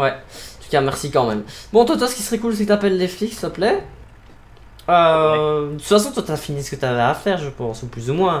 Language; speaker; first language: French; native; French